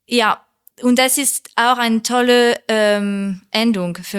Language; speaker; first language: German; non-native, learner; French